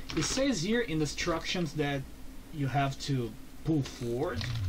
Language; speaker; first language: English; non-native, fluent; Portuguese